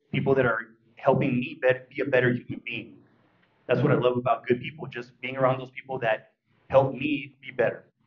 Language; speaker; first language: English; early bilingual, other home language; Spanish